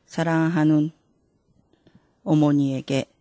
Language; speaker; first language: Korean; non-native, fluent; Japanese